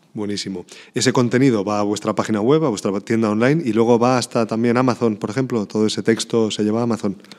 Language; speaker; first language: Spanish; native; Spanish